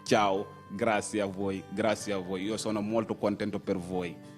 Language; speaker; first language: Italian; non-native, learner; Wolof